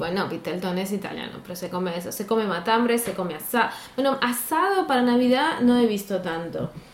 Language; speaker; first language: Spanish; native; Spanish